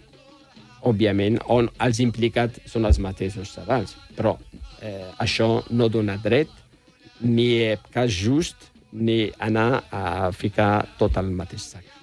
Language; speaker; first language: Catalan; non-native, fluent; Riffian